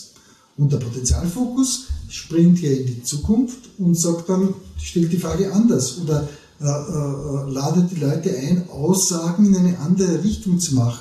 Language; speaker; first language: German; native; German